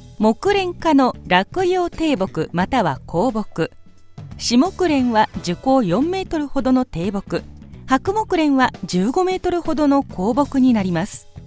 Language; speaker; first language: Japanese; native; Japanese